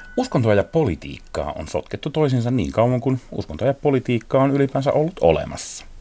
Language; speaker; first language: Finnish; native; Finnish